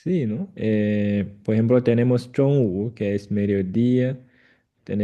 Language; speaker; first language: Spanish; non-native, fluent; Chinese